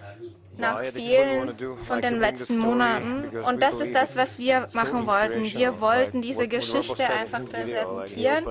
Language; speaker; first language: German; non-native, fluent; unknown